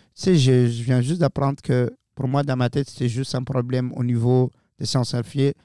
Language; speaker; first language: French; non-native, fluent; Arabic